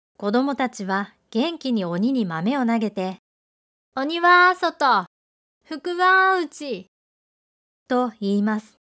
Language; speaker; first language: Japanese; native; Japanese